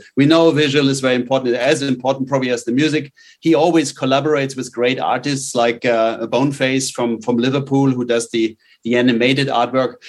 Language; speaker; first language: English; non-native, fluent; German